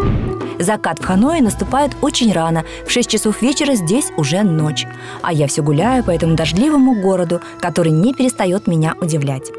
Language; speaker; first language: Russian; native; Russian